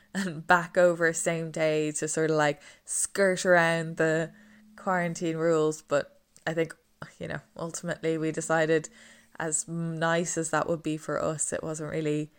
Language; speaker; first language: English; native; English